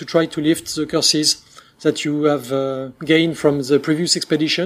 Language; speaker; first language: English; non-native, fluent; French